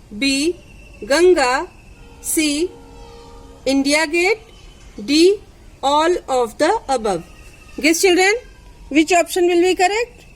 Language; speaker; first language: English; non-native, local second language; Hindi